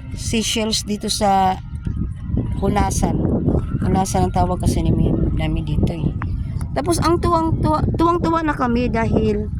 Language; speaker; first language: Filipino; non-native, local second language; Masbatenyo